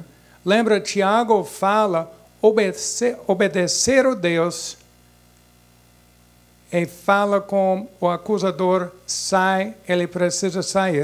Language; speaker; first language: Portuguese; non-native, fluent; English